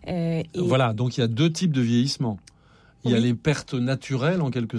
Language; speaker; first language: French; native; French